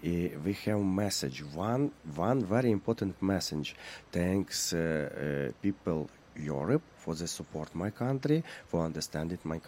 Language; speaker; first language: English; non-native, learner; Ukrainian